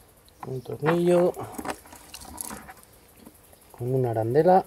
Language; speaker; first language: Spanish; native; Spanish